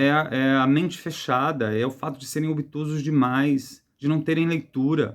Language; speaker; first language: Portuguese; native; Portuguese